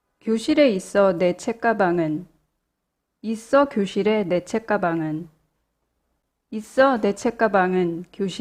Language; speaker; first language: Korean; non-native, fluent; English